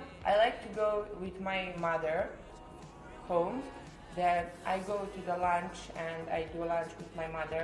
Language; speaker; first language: English; non-native, learner; Serbian